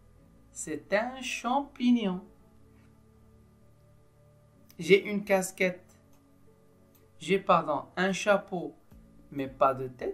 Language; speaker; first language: French; non-native, local second language; Arabic